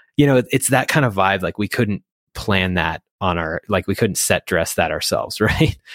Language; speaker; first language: English; native; English